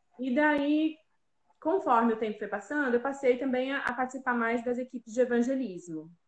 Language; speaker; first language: Portuguese; native; Portuguese